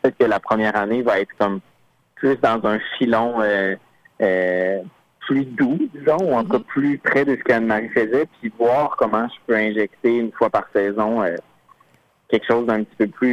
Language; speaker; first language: French; native; French